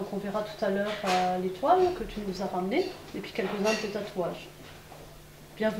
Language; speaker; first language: French; native; French